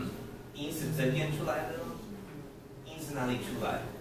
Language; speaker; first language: Chinese; non-native, learner; English